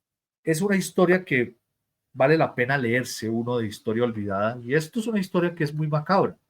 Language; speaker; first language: Spanish; native; Spanish